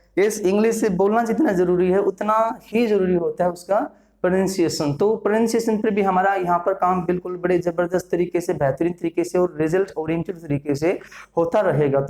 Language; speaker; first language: Hindi; native; Hindi